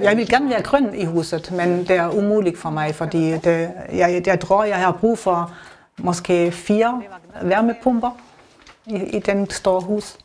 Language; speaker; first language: Danish; non-native, learner; German